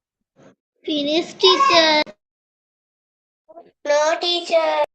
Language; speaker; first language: English; non-native, learner; Tamil